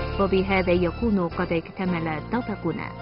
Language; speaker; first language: Arabic; non-native, fluent; Chinese